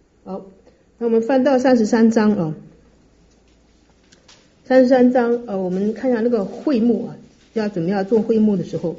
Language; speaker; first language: Chinese; native; Chinese